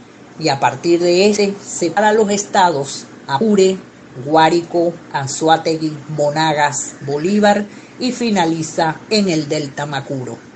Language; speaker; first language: Spanish; native; Spanish